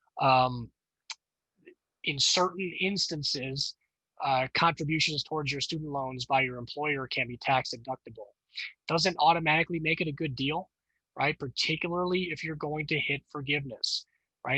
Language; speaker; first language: English; native; English